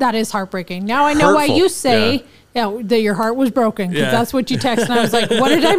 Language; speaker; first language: English; native; English